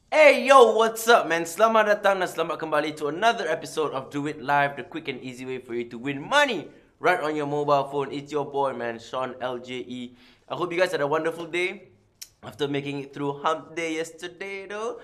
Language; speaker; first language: English; non-native, local second language; Malay